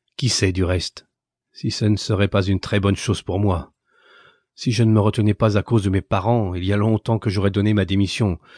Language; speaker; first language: French; native; French